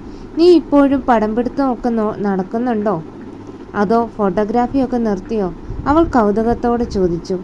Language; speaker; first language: Malayalam; native; Malayalam